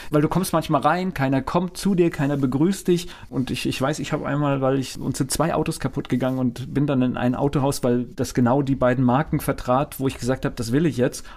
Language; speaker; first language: German; native; German